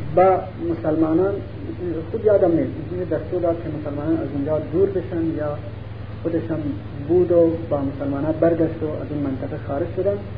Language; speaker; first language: Persian; non-native, local second language; Central Kurdish